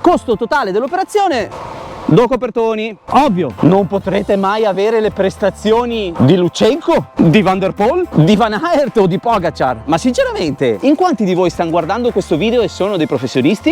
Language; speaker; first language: Italian; native; Italian